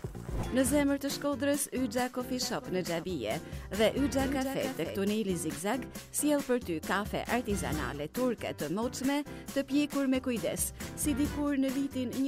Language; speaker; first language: Albanian; native; Albanian